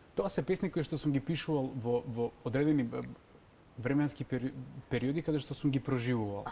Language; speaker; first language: Macedonian; native; Macedonian